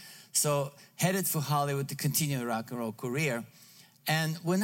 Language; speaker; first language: English; non-native, fluent; Bulgarian